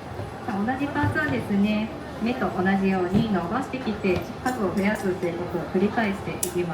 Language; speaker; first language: Japanese; native; Japanese